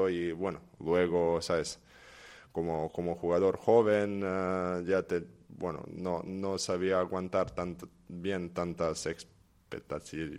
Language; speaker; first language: Spanish; non-native, fluent; Serbian